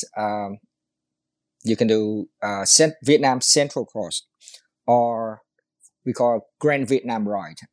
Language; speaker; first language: English; non-native, learner; Vietnamese